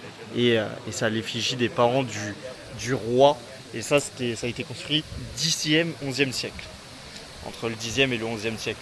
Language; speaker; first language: French; native; French